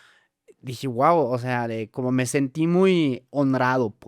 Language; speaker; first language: Spanish; non-native, fluent; German